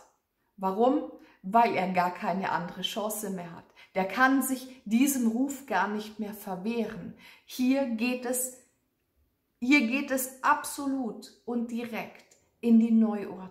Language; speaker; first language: German; native; German